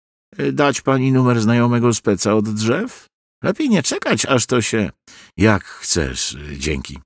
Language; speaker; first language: Polish; native; Polish